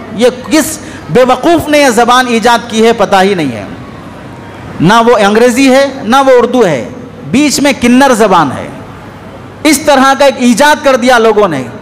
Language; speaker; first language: Urdu; native; Urdu